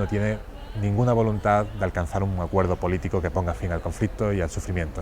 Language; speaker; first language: Spanish; native; Spanish